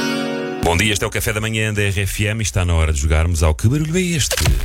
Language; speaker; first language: Portuguese; native; Portuguese